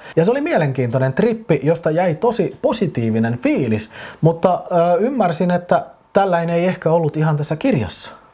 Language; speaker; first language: Finnish; native; Finnish